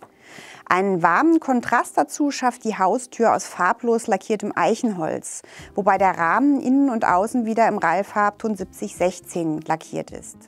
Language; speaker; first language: German; native; German